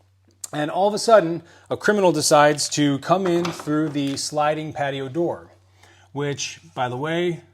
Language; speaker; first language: English; native; English